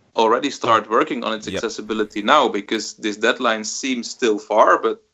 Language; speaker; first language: English; non-native, fluent; Dutch